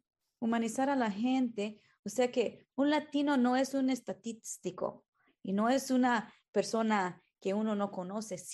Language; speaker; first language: Spanish; early bilingual, heritage; Spanish